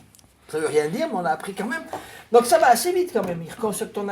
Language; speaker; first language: French; native; French